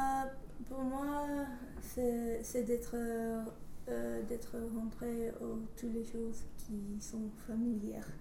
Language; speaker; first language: French; non-native, learner; English